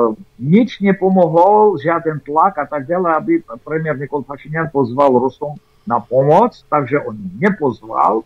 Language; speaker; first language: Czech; non-native, fluent; Armenian